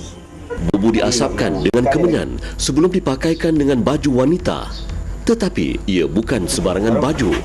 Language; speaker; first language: Malay; native; Malay